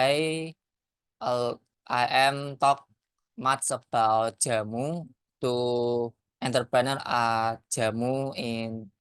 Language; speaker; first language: English; non-native, learner; Indonesian